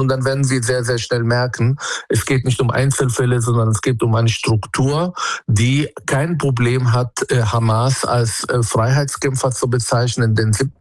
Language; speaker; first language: German; non-native, fluent; Arabic